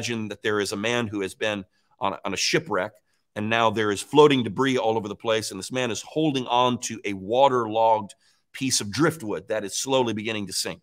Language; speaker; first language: English; native; English